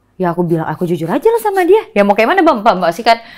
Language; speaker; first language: Indonesian; native; Indonesian